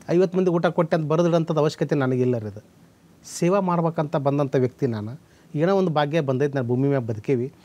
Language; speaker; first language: Kannada; native; Kannada